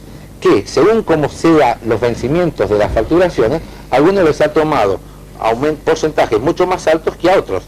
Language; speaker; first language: Spanish; native; Spanish